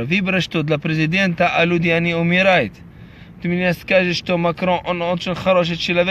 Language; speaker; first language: Russian; non-native, fluent; Arabic